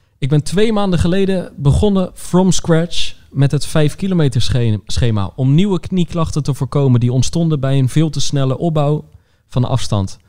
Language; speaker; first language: Dutch; native; Dutch